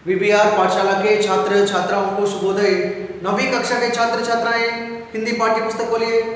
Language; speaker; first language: Hindi; non-native, local second language; Telugu